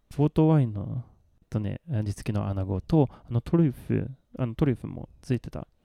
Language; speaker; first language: Japanese; non-native, fluent; Swedish